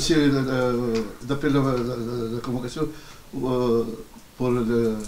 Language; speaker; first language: French; non-native, local second language; Arabic